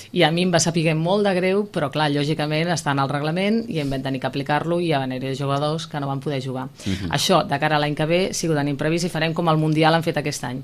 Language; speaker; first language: Catalan; native; Catalan